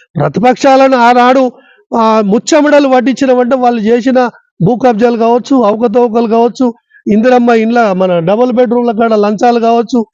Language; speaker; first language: Telugu; native; Telugu